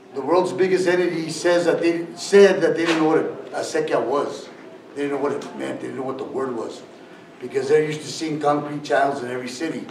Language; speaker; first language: English; native; English